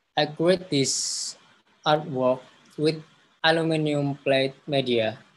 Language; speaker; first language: English; non-native, learner; Javanese